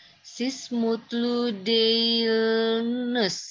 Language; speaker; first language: Turkish; non-native, learner; Indonesian